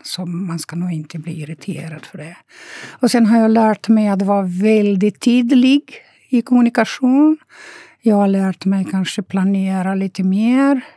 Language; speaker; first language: Swedish; non-native, fluent; Romanian